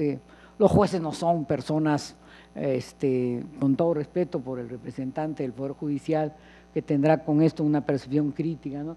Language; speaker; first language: Spanish; native; Spanish